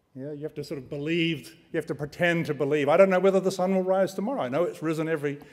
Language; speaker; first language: English; native; English